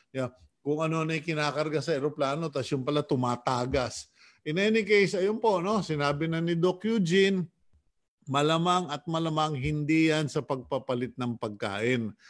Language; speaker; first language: Filipino; native; Filipino